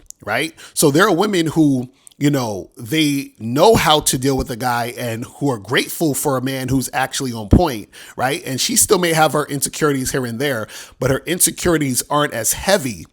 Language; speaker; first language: English; native; English